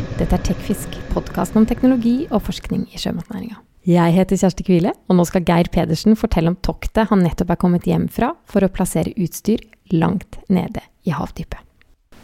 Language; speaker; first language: Norwegian; native; Norwegian